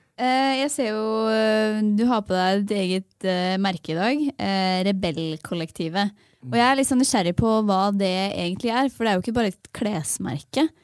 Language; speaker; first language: Norwegian; native; Norwegian